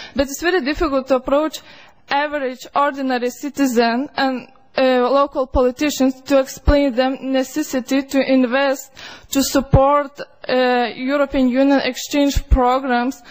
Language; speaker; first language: English; non-native, fluent; Lithuanian